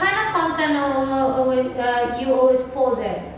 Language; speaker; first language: English; non-native, learner; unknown